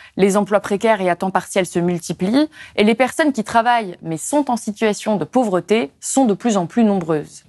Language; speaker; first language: French; native; French